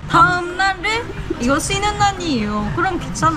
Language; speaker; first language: Korean; non-native, learner; Vietnamese